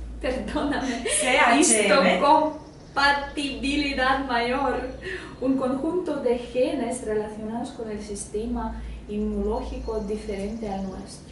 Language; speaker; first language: Spanish; non-native, fluent; Russian